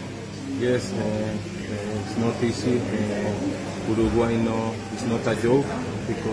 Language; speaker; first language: English; non-native, learner; Spanish